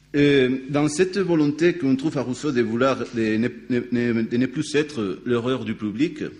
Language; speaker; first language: French; non-native, fluent; Spanish